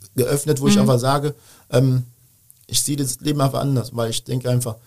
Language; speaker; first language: German; early bilingual, other home language; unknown